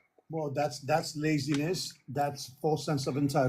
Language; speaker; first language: English; native; English